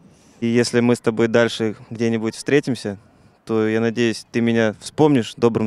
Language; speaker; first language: Russian; native; Russian